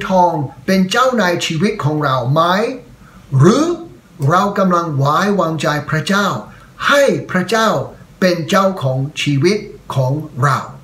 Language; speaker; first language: Thai; non-native, fluent; English